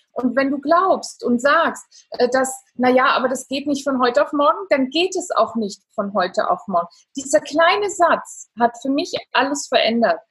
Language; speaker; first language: German; non-native, fluent; Italian